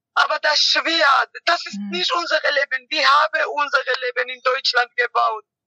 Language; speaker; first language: German; non-native, learner; Georgian